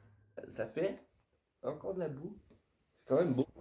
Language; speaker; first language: French; native; French